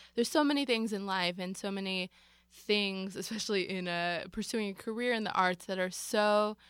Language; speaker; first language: English; native; English